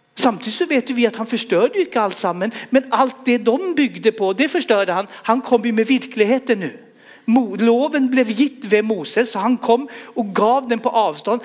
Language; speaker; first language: Swedish; native; Swedish